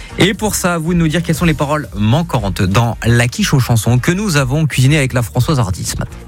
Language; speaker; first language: French; native; French